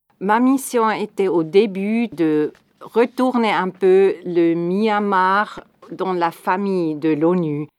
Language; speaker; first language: French; non-native, fluent; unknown